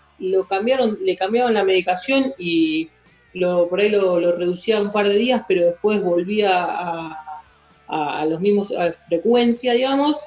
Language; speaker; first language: Spanish; native; Spanish